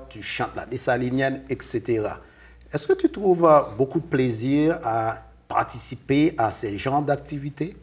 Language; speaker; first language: French; non-native, local second language; Haitian Creole